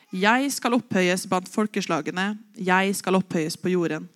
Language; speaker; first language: Norwegian; native; Norwegian